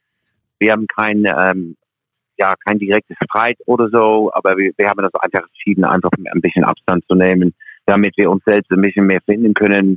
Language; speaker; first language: German; non-native, fluent; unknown